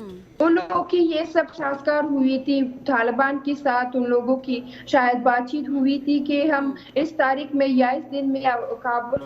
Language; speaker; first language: Hindi; non-native, fluent; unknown